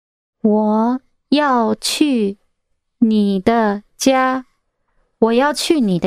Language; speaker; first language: Chinese; non-native, learner; English